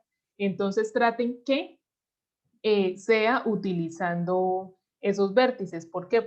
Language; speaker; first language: Spanish; native; Spanish